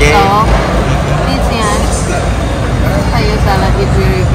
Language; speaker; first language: English; non-native, learner; Thai